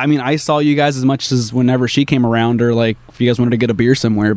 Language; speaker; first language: English; early bilingual, other home language; Spanish